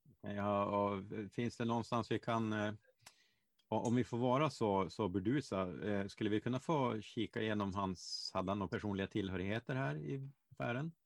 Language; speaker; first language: Swedish; native; Swedish